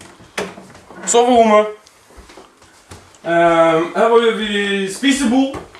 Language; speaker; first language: Norwegian; non-native, learner; Swedish